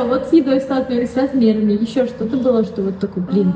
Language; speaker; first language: Russian; native; Russian